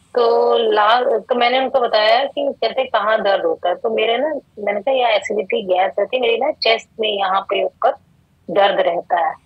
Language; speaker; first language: Hindi; native; Hindi